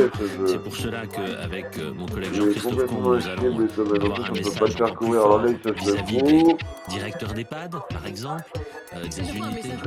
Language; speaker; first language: French; native; French